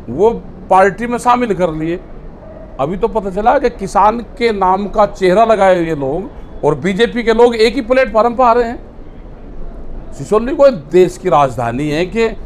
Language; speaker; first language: Hindi; native; Hindi